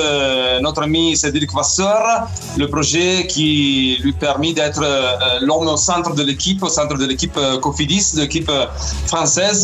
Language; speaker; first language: French; non-native, fluent; Italian